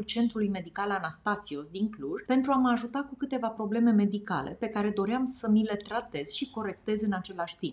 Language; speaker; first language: Romanian; native; Romanian